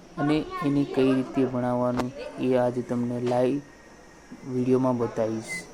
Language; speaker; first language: Gujarati; non-native, local second language; Rathawi